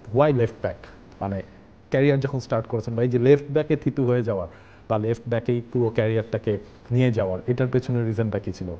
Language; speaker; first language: Bangla; native; Bangla